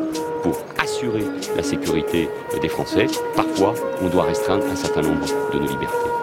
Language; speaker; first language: French; non-native, learner; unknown